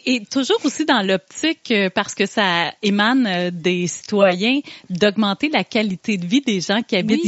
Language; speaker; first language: French; native; French